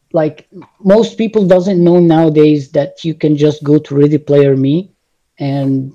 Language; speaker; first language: English; non-native, fluent; Arabic